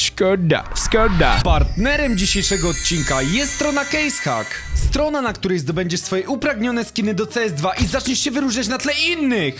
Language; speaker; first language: Polish; native; Polish